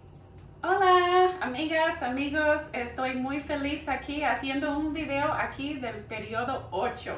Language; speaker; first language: Spanish; early bilingual, heritage; Spanish